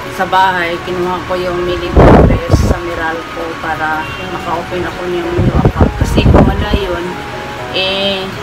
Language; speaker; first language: Filipino; non-native, local second language; Hiligaynon